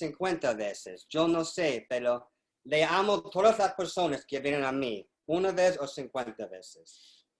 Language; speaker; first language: Spanish; non-native, learner; English